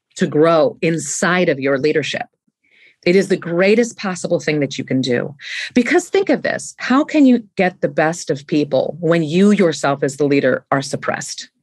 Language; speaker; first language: English; native; English